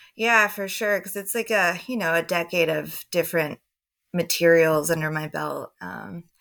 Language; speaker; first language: English; native; English